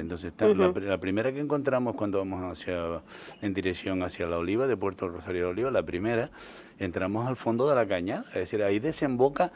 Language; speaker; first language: Spanish; native; Spanish